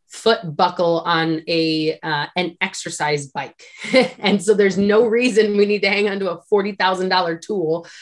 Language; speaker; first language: English; native; English